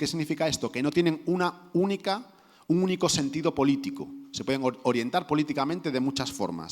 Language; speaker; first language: Spanish; native; Spanish